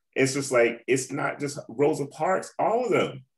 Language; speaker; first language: English; native; English